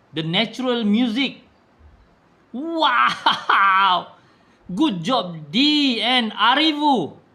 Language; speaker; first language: English; non-native, local second language; Malay